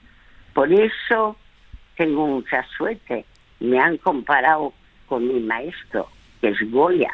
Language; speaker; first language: Spanish; early bilingual, other home language; French